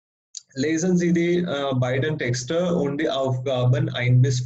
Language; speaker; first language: German; non-native, fluent; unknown